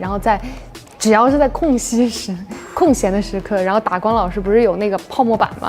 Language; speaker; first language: Chinese; native; Chinese